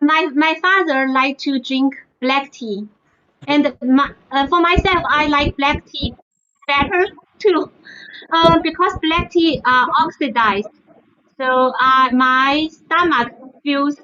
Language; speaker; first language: English; non-native, fluent; Chinese